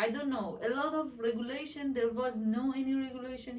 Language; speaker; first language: English; non-native, learner; Persian